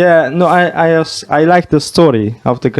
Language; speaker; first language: English; non-native, fluent; Mongolian